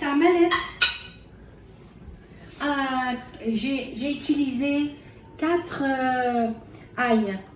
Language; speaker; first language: French; non-native, fluent; Arabic